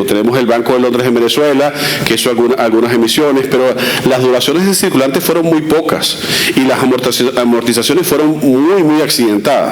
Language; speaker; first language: Spanish; native; Spanish